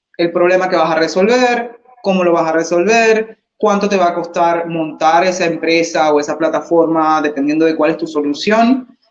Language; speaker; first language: Spanish; early bilingual, heritage; English